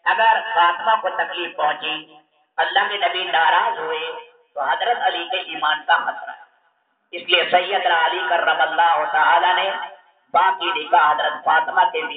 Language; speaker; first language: Urdu; native; Urdu